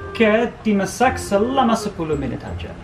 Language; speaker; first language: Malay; non-native, learner; English